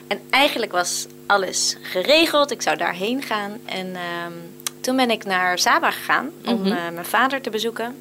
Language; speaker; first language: Dutch; native; Dutch